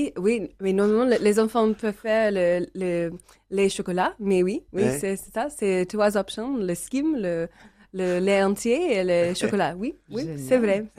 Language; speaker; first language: French; non-native, learner; English